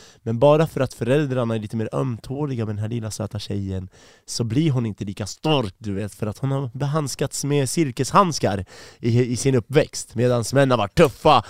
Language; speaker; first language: Swedish; early bilingual, other home language; Persian